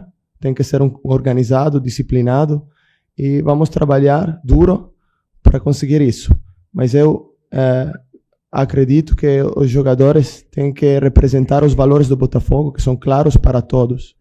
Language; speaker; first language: Portuguese; non-native, fluent; Italian